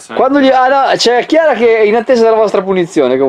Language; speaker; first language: Italian; native; Italian